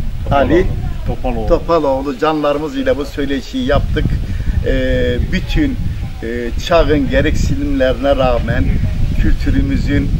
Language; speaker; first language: Turkish; native; Turkish